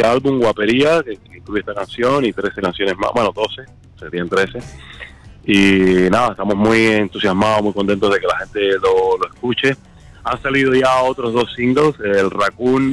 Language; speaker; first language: Spanish; native; Spanish